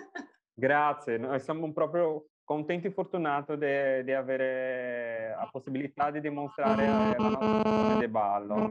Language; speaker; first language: Italian; non-native, fluent; Portuguese